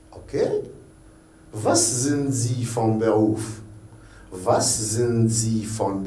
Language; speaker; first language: German; non-native, fluent; Arabic